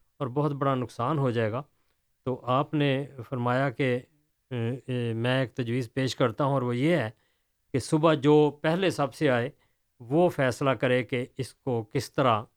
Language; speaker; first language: Urdu; native; Urdu